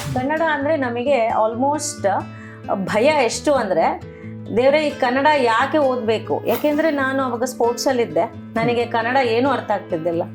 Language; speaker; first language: Kannada; non-native, local second language; Telugu